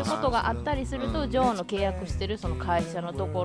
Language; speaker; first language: Japanese; native; Japanese